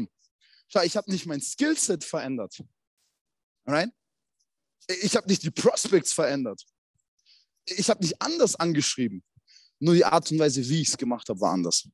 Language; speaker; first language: German; native; German